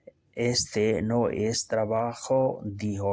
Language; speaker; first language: Spanish; non-native, fluent; Urdu